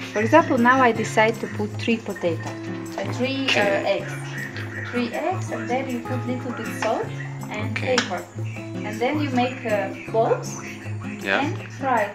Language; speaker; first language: English; non-native, learner; Russian